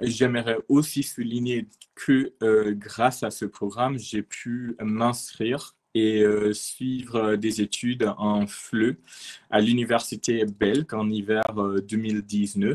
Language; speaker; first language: French; non-native, fluent; English